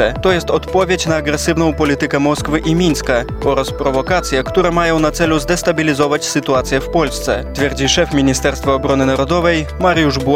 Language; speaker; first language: Polish; native; Polish